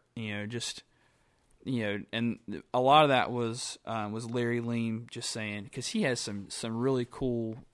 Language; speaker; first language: English; native; English